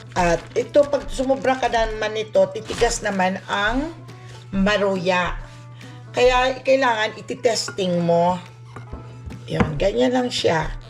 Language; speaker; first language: Filipino; non-native, local second language; Cebuano